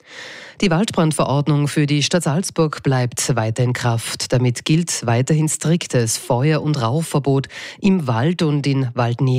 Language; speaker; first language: German; native; German